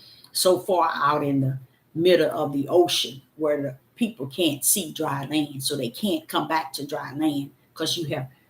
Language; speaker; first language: English; native; English